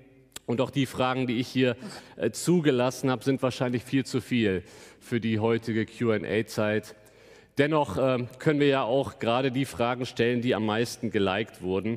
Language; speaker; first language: German; native; German